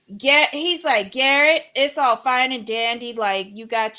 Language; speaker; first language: English; native; English